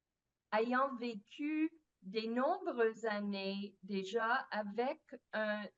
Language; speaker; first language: French; non-native, fluent; English